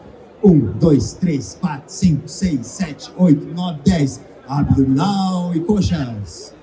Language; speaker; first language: Portuguese; native; Portuguese